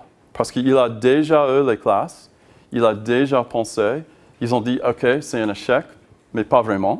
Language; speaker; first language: French; non-native, learner; English